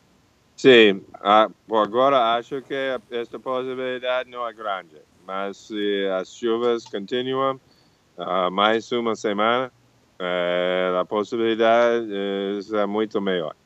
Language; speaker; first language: Portuguese; non-native, fluent; English